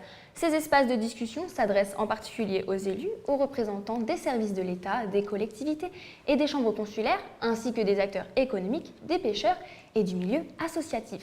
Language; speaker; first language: French; native; French